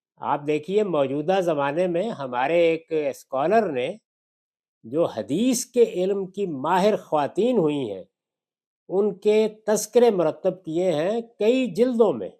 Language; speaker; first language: Urdu; non-native, local second language; Punjabi